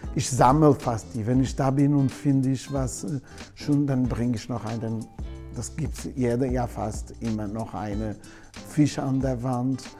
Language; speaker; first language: German; non-native, learner; Portuguese